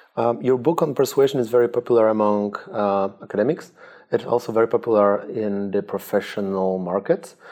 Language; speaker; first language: English; non-native, fluent; Polish